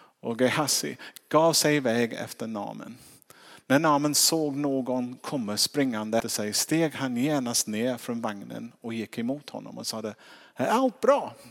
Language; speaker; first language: Swedish; non-native, fluent; English